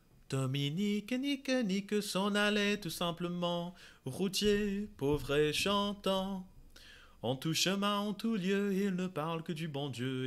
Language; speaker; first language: French; non-native, fluent; English